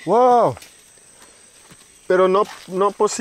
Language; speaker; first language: Spanish; non-native, learner; English